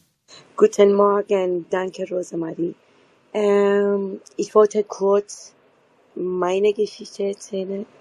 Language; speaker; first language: German; non-native, fluent; Persian